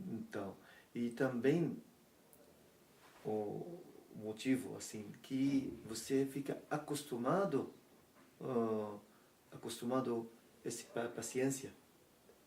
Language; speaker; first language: Portuguese; non-native, learner; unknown